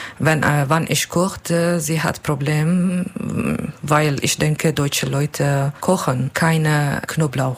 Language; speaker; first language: German; non-native, learner; Turkish